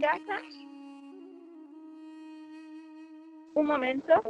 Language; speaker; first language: Spanish; non-native, fluent; Arabic